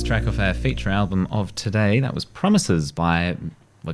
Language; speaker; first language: English; native; English